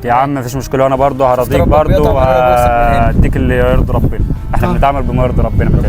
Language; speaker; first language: Arabic; native; Arabic